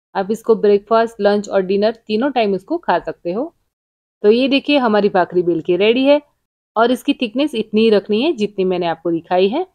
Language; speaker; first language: Hindi; non-native, local second language; Gujarati